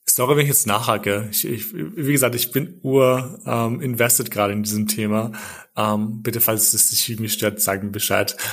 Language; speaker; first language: German; early bilingual, other home language; Albanian